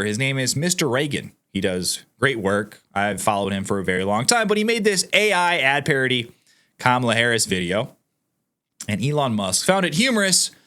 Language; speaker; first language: English; native; English